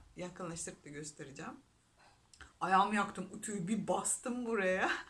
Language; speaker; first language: Turkish; non-native, fluent; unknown